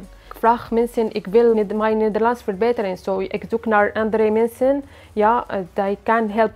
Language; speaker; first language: Dutch; non-native, learner; Arabic